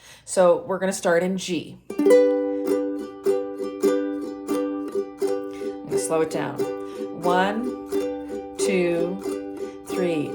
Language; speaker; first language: English; native; English